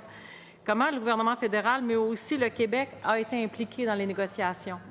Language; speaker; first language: French; native; French